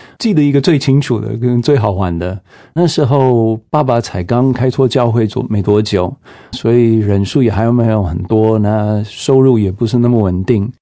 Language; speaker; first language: Chinese; non-native, fluent; English